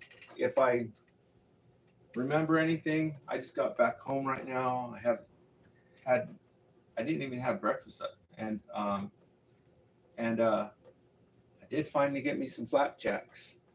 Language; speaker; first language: English; native; English